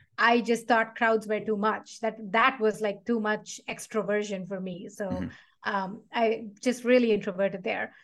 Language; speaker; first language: English; non-native, local second language; Tamil